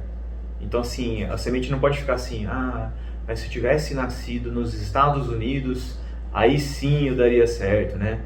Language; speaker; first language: Portuguese; native; Portuguese